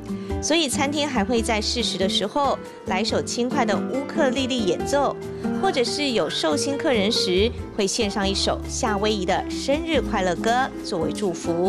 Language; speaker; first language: Chinese; native; Chinese